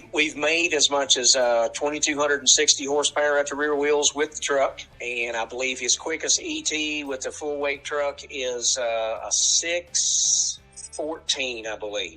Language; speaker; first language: English; native; English